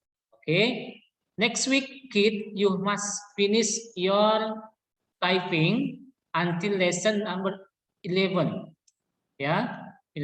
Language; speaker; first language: English; non-native, learner; Indonesian